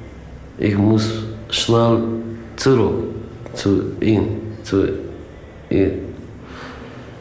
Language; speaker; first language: German; non-native, learner; Polish